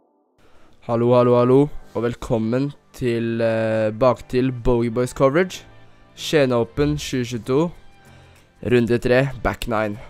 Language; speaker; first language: Norwegian; native; Norwegian